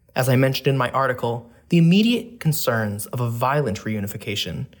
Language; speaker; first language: English; native; English